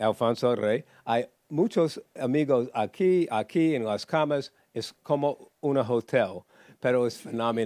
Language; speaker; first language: Spanish; non-native, learner; English